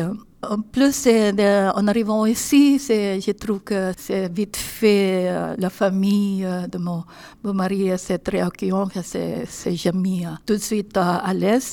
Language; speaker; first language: French; non-native, learner; Filipino